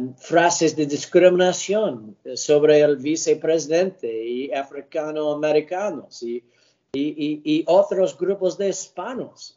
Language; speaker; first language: Spanish; early bilingual, heritage; English